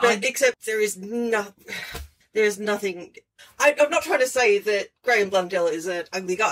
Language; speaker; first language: English; native; English